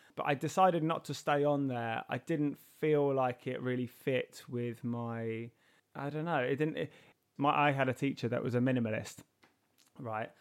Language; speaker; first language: English; native; English